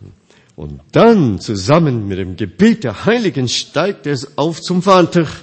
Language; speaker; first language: German; non-native, fluent; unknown